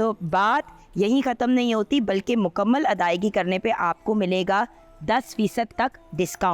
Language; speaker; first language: Urdu; native; Urdu